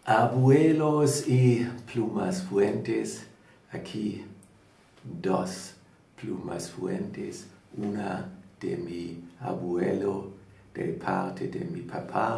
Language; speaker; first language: Spanish; non-native, learner; German